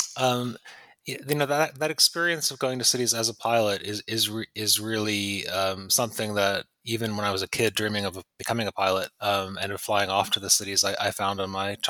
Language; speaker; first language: English; native; English